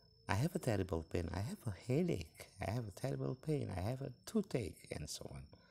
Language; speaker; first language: English; non-native, fluent; Indonesian